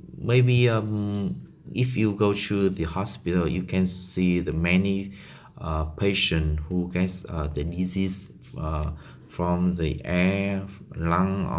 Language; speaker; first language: English; non-native, learner; Vietnamese